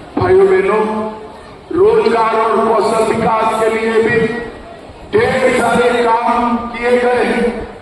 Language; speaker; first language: Hindi; non-native, local second language; Gujarati